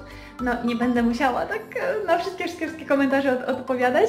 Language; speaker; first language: Polish; early bilingual, heritage; Polish